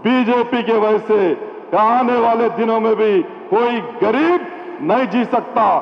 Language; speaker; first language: Hindi; non-native, local second language; Telugu